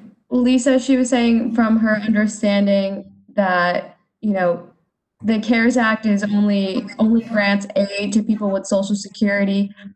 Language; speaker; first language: English; early bilingual, other home language; Spanish